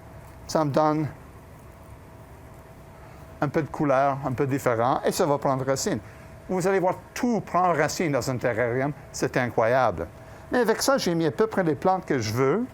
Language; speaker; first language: French; native; French